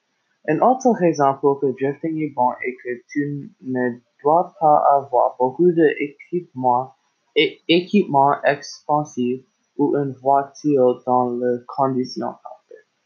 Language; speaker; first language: French; non-native, learner; English